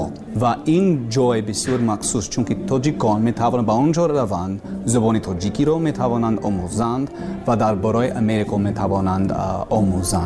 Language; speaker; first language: Persian; non-native, learner; English